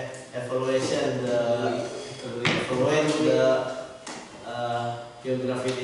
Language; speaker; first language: English; non-native, learner; Indonesian